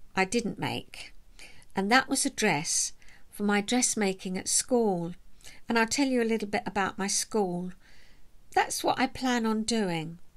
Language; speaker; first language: English; native; English